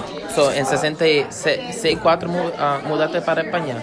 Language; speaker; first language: Spanish; early bilingual, heritage; Spanish